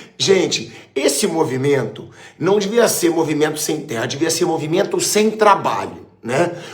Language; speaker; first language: Portuguese; native; Portuguese